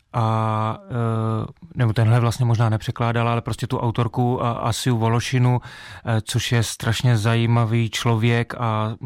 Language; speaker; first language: Czech; native; Czech